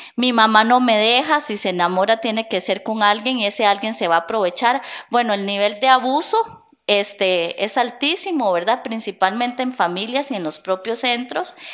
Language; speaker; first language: Spanish; native; Spanish